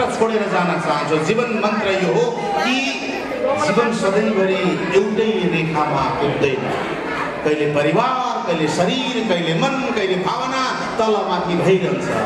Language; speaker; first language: Nepali; native; Nepali